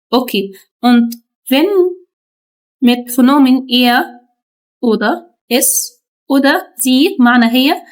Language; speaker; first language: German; non-native, learner; Arabic